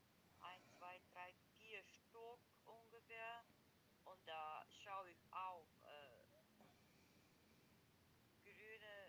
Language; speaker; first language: German; non-native, learner; Macedonian